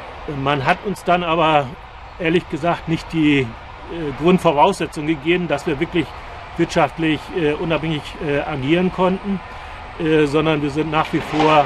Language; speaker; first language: German; native; German